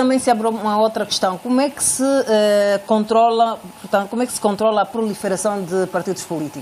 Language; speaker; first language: Portuguese; native; Portuguese